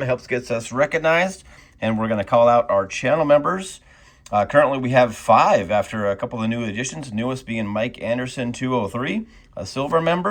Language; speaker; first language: English; native; English